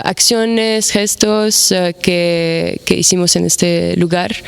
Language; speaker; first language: Spanish; non-native, fluent; Arabic